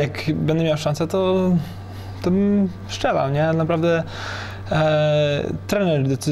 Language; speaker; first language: Polish; early bilingual, heritage; English